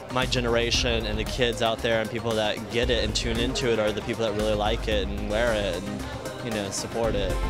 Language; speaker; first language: English; native; English